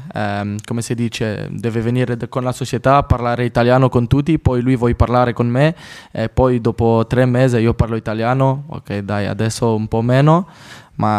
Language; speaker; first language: Italian; non-native, fluent; French